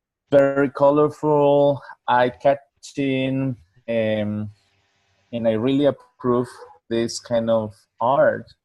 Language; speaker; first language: English; non-native, learner; Spanish